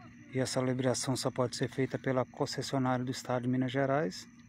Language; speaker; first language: Portuguese; native; Portuguese